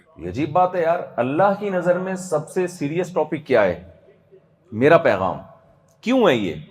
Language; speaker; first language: Urdu; native; Urdu